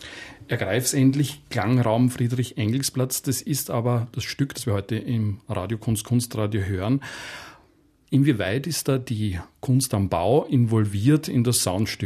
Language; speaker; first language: German; native; German